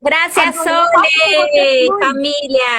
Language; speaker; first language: Spanish; early bilingual, heritage; Spanish